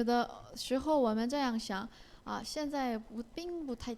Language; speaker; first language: Chinese; non-native, learner; Korean